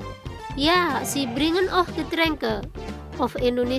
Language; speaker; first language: German; non-native, learner; Indonesian